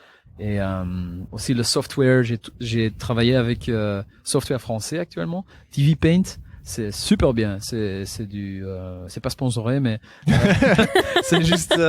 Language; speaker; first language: French; non-native, local second language; Dutch